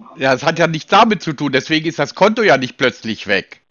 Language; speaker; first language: German; native; German